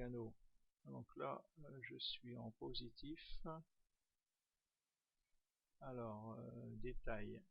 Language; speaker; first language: French; native; French